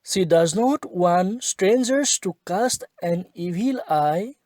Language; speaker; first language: English; non-native, local second language; Assamese